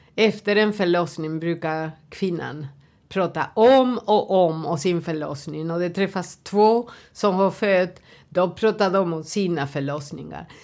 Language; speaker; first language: Swedish; non-native, fluent; Spanish